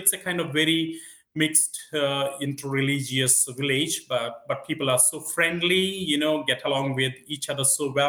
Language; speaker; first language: English; non-native, local second language; Telugu